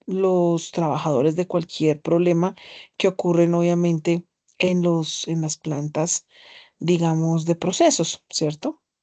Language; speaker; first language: Spanish; native; Spanish